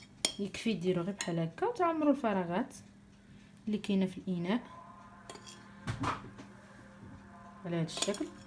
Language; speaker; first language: Arabic; native; Arabic